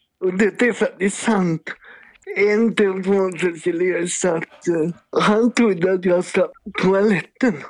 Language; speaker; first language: Swedish; native; Swedish